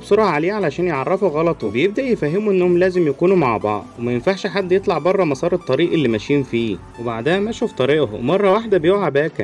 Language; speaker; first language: Arabic; native; Arabic